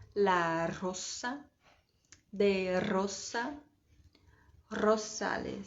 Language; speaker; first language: Spanish; non-native, fluent; Portuguese